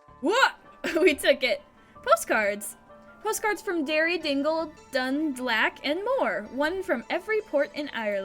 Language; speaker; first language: English; native; English